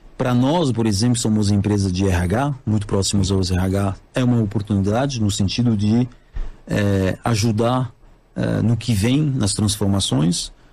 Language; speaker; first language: Portuguese; non-native, fluent; French